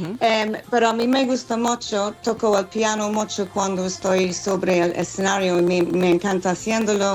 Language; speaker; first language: Spanish; non-native, fluent; English